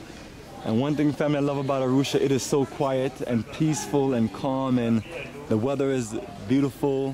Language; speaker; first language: English; native; English